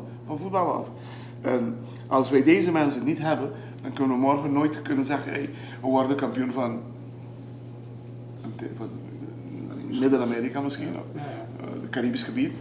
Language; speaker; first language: Dutch; non-native, local second language; Papiamento